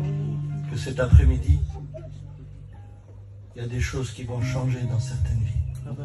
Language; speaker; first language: French; native; French